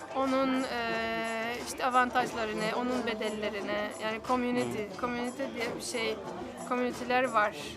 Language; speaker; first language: Turkish; non-native, fluent; Polish